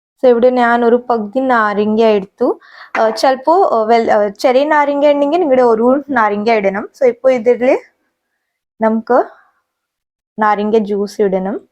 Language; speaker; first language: Malayalam; non-native, learner; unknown